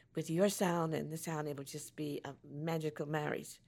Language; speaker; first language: English; native; English